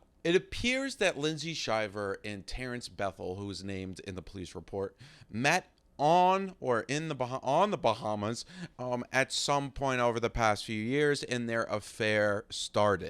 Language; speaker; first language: English; native; English